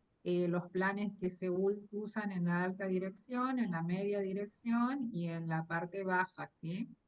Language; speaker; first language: Spanish; native; Spanish